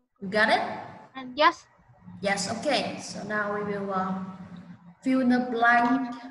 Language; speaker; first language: English; non-native, fluent; Vietnamese